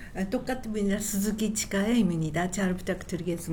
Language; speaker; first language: Korean; non-native, learner; Japanese